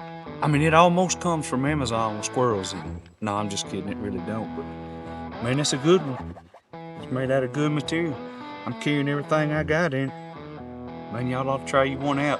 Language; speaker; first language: English; native; English